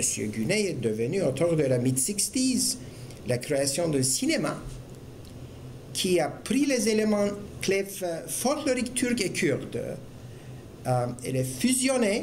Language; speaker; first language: French; non-native, fluent; Turkish